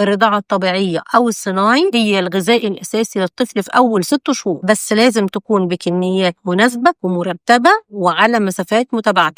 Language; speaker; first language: Arabic; native; Arabic